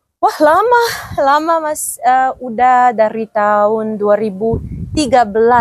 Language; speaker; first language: Indonesian; non-native, fluent; Ukrainian